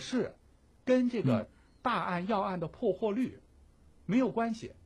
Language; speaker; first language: Chinese; native; Chinese